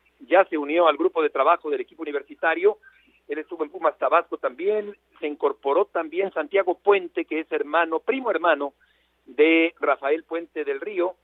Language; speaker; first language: Spanish; native; Spanish